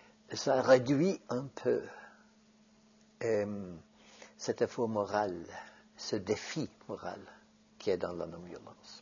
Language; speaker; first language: French; non-native, fluent; Norwegian